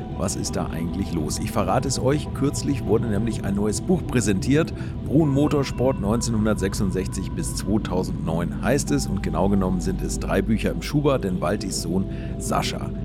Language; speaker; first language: German; native; German